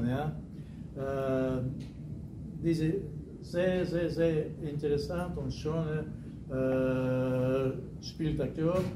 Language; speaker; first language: German; non-native, learner; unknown